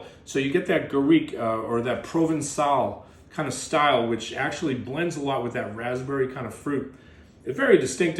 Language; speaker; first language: English; native; English